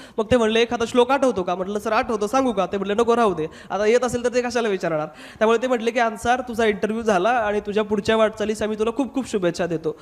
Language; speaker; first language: Marathi; non-native, local second language; Hindi